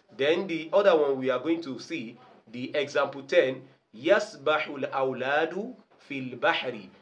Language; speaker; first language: English; non-native, local second language; Yoruba